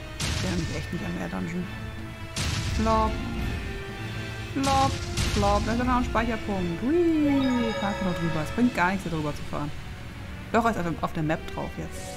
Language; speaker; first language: German; native; German